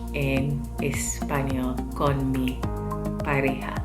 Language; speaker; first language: Spanish; non-native, learner; English